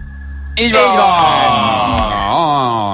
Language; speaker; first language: Hungarian; native; Hungarian